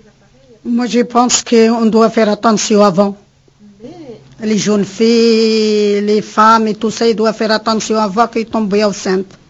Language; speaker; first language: French; non-native, learner; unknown